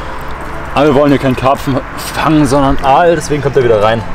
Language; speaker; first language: German; native; German